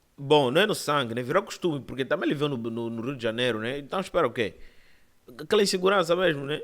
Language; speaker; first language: Portuguese; native; Portuguese